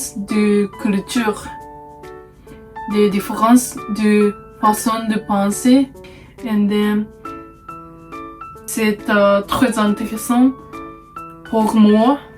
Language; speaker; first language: French; non-native, learner; Japanese